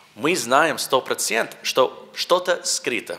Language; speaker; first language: Russian; non-native, learner; English